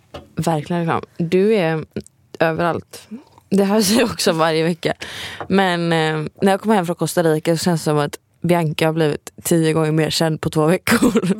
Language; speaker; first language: Swedish; native; Swedish